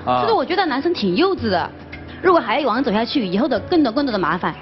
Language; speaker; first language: Chinese; native; Chinese